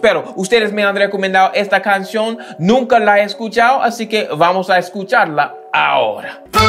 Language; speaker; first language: Spanish; non-native, fluent; English